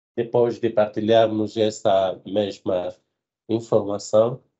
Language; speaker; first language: Portuguese; native; Portuguese